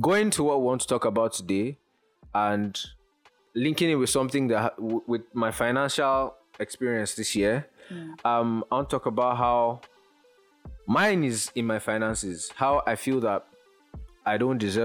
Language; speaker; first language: English; non-native, local second language; Yoruba